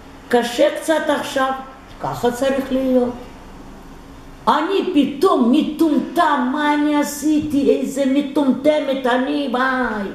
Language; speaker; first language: Hebrew; non-native, fluent; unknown